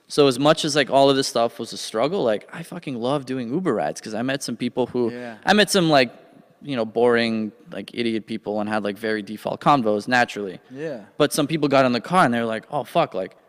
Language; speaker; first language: English; native; English